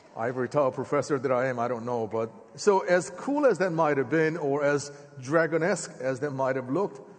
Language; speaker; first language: English; native; English